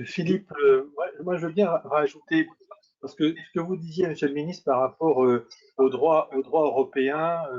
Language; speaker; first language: French; native; French